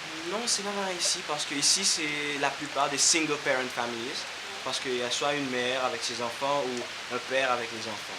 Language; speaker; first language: French; non-native, local second language; Seselwa Creole French